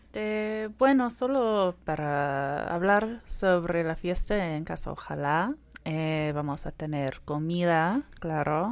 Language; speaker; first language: Spanish; non-native, fluent; Persian